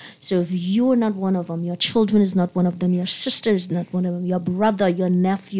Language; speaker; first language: English; native; English